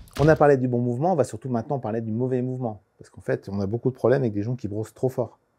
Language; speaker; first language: French; native; French